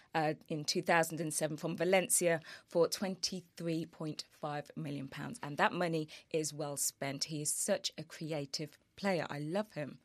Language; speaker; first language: English; native; English